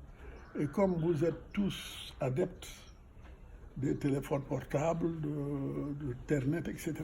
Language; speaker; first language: French; non-native, local second language; Fula